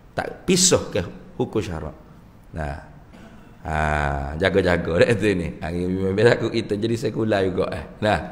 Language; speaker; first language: Malay; native; Malay